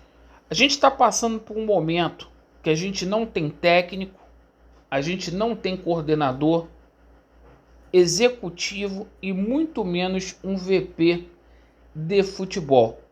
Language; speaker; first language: Portuguese; native; Portuguese